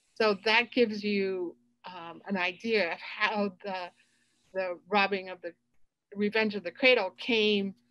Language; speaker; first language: English; native; English